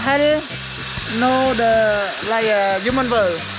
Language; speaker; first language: English; non-native, learner; Khmer